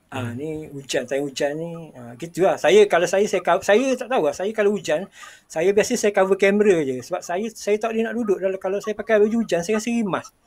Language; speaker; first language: Malay; native; Malay